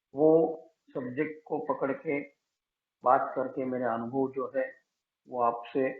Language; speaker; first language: Hindi; non-native, local second language; Marathi